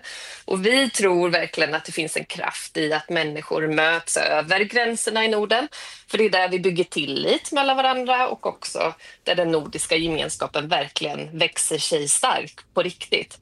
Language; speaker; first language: Swedish; native; Swedish